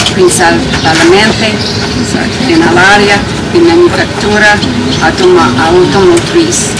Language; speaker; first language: Spanish; non-native, fluent; English